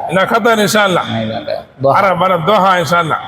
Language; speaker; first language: Arabic; non-native, learner; Indonesian